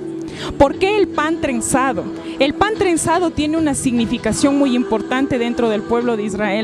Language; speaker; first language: Spanish; native; Spanish